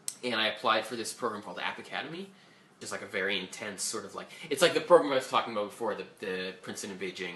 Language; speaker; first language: English; native; English